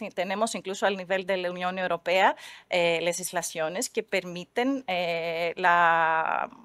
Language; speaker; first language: Spanish; non-native, fluent; Greek